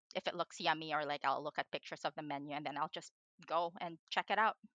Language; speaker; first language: English; non-native, local second language; Filipino